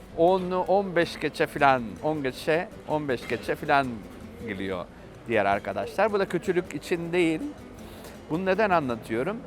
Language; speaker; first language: Turkish; native; Turkish